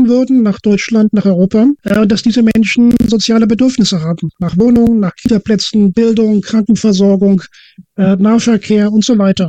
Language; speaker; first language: German; native; German